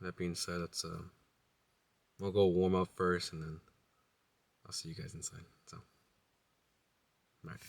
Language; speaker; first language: English; native; English